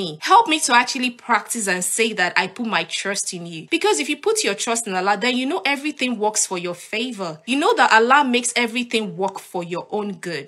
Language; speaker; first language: English; non-native, local second language; Yoruba